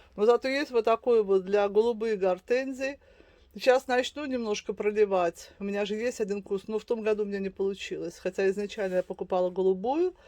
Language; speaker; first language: Russian; native; Russian